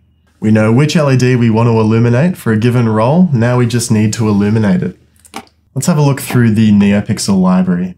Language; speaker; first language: English; native; English